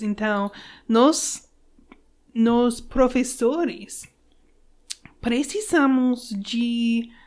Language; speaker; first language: Portuguese; non-native, learner; English